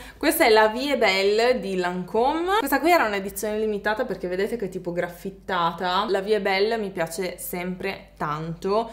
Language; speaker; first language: Italian; native; Italian